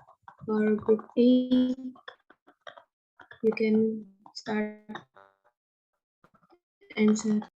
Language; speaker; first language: English; non-native, learner; Indonesian